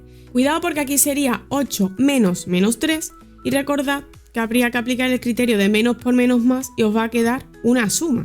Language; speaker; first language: Spanish; native; Spanish